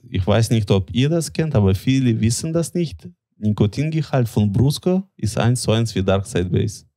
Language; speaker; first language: German; non-native, fluent; Latvian